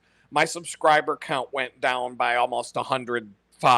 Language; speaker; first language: English; native; English